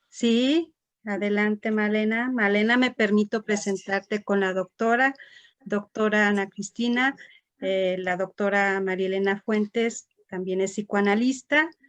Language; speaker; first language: Spanish; native; Spanish